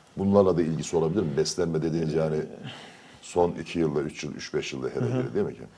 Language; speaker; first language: Turkish; native; Turkish